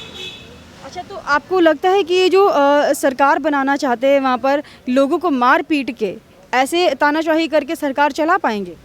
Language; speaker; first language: Hindi; native; Hindi